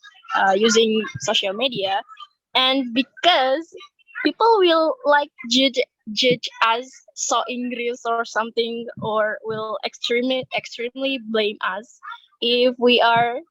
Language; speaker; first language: English; non-native, learner; Indonesian